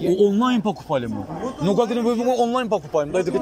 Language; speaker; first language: Russian; non-native, learner; Azerbaijani